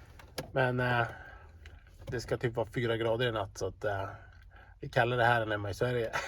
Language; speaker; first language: Swedish; native; Swedish